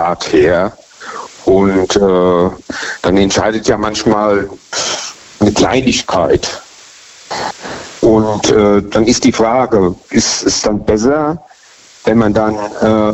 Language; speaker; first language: German; native; German